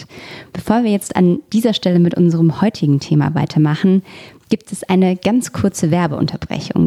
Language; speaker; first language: German; native; German